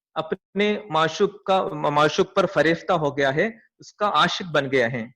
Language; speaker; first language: Hindi; non-native, local second language; Malayalam